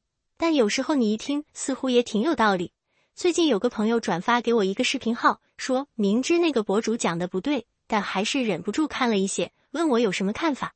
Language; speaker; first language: Chinese; native; Chinese